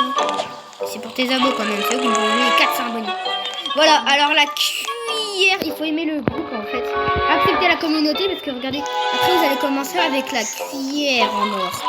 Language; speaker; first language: French; native; French